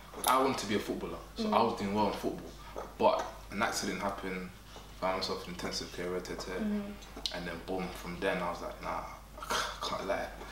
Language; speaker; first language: English; early bilingual, other home language; French